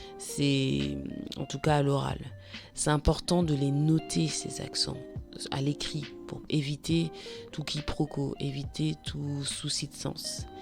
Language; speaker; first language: French; native; French